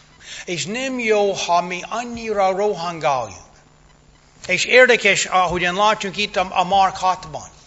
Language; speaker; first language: Hungarian; non-native, fluent; English